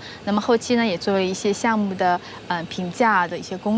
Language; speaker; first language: Chinese; native; Chinese